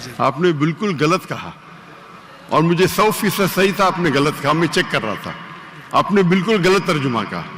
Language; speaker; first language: Urdu; non-native, local second language; Konkani